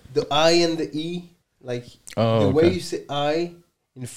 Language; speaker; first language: English; non-native, fluent; French